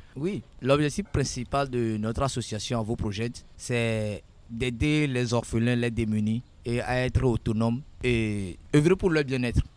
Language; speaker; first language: French; non-native, local second language; Ewe